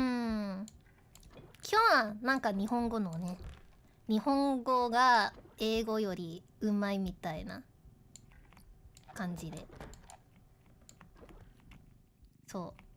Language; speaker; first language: Japanese; non-native, learner; English